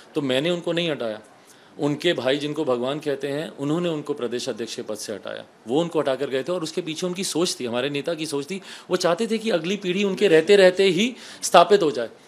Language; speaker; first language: Hindi; native; Hindi